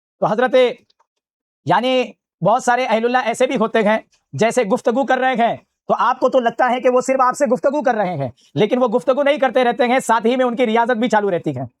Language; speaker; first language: Urdu; native; Urdu